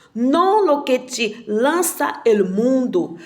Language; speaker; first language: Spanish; non-native, learner; Portuguese